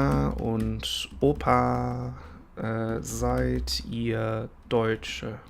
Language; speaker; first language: German; non-native, fluent; English